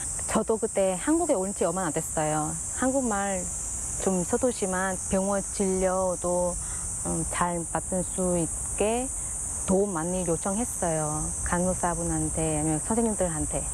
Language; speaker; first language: Korean; non-native, fluent; Vietnamese